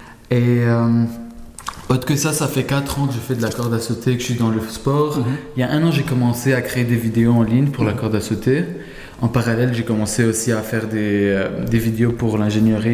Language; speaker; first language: French; non-native, local second language; Arabic